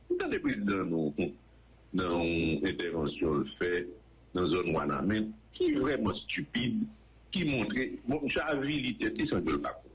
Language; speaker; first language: French; non-native, local second language; Haitian Creole